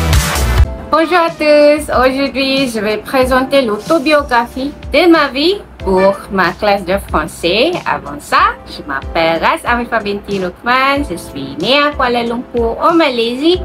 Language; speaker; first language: French; non-native, learner; Malay